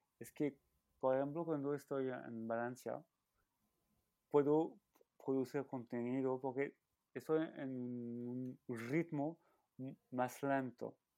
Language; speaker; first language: Spanish; non-native, learner; French